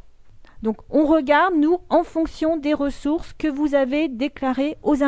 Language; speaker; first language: French; native; French